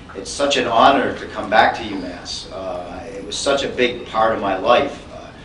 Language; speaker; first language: English; native; English